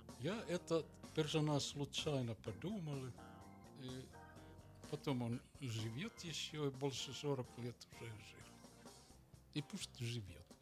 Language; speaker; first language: Russian; non-native, learner; Finnish